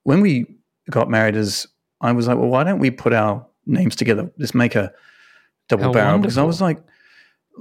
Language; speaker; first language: English; native; English